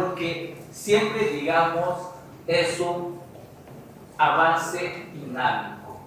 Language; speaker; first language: Spanish; non-native, fluent; Chinese